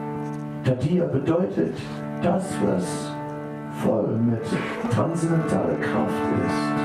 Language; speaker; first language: German; non-native, fluent; Dutch